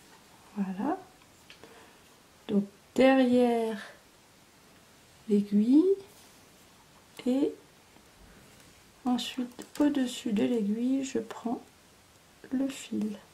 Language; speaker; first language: French; native; French